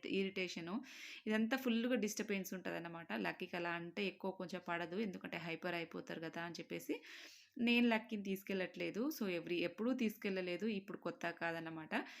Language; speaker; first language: Telugu; non-native, local second language; Marwari